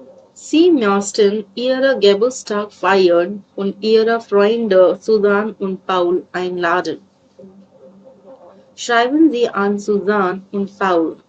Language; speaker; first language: German; non-native, learner; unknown